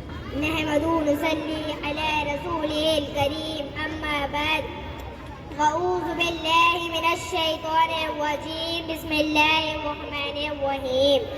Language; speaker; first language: Arabic; non-native, learner; Urdu